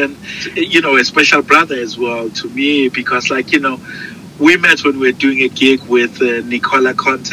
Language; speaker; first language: English; non-native, local second language; Zulu